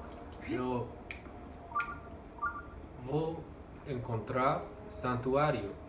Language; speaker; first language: Portuguese; non-native, learner; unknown